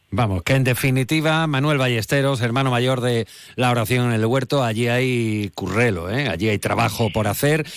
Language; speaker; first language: Spanish; native; Spanish